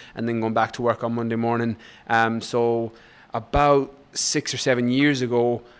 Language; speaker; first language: English; native; English